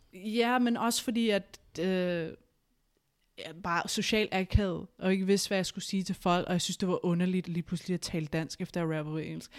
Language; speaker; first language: Danish; early bilingual, other home language; Spanish